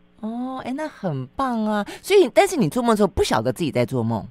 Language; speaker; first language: Chinese; native; Chinese